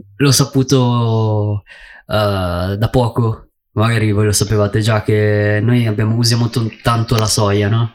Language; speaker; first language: Italian; early bilingual, other home language; Filipino